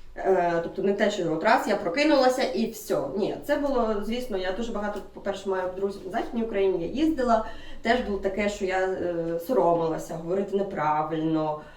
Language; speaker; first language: Ukrainian; non-native, local second language; Russian